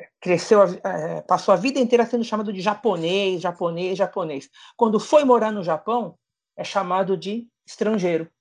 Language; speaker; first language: Portuguese; native; Portuguese